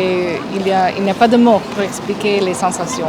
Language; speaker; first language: French; non-native, fluent; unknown